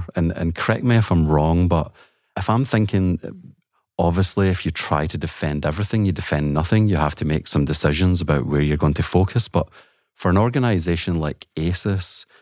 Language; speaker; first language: English; native; English